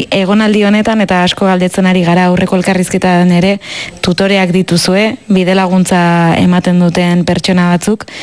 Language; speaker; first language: Basque; native; Basque